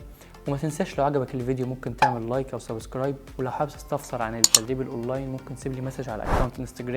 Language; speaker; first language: Arabic; native; Arabic